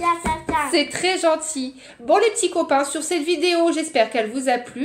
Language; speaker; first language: French; native; French